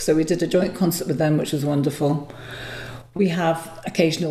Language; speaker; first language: English; native; English